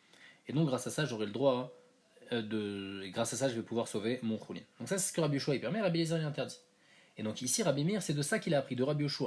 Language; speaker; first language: French; native; French